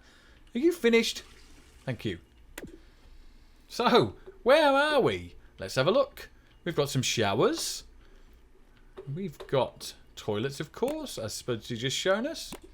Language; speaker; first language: English; native; English